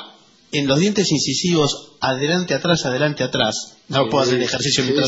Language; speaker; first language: Spanish; native; Spanish